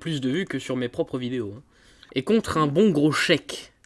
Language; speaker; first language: French; native; French